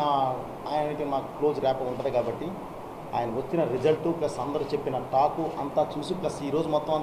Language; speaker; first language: Telugu; native; Telugu